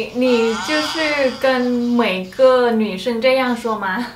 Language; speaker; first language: Chinese; non-native, fluent; Thai